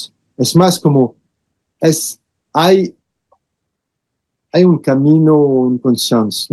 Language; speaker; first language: Spanish; non-native, fluent; French